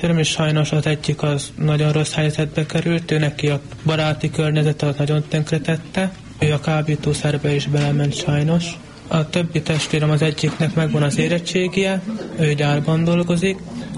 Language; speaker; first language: Hungarian; native; Hungarian